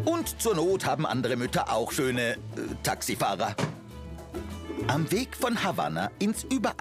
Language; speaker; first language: German; native; German